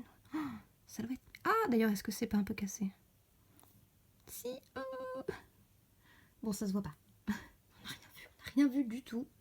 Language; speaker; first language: French; native; French